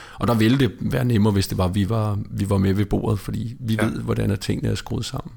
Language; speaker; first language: Danish; native; Danish